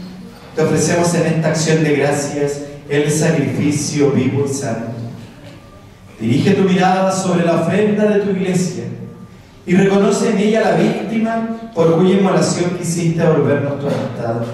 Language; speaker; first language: Spanish; native; Spanish